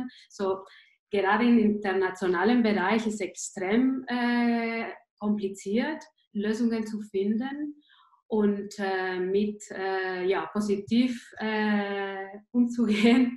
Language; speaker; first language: German; non-native, fluent; Spanish